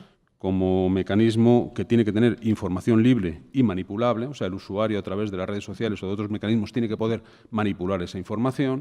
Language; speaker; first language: Spanish; native; Spanish